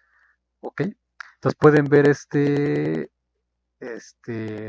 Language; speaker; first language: Spanish; native; Spanish